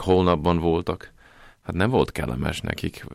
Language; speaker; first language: Hungarian; non-native, fluent; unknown